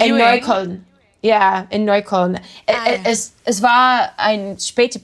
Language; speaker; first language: German; non-native, learner; English